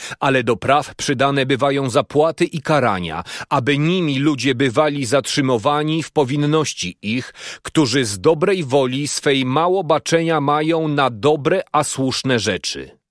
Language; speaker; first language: Polish; native; Polish